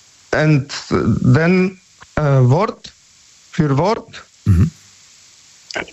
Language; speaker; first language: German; non-native, learner; Polish